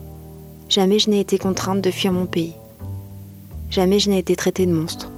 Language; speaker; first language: French; native; French